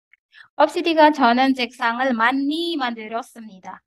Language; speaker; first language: Korean; non-native, fluent; Indonesian